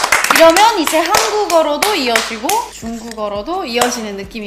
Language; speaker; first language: Korean; native; Korean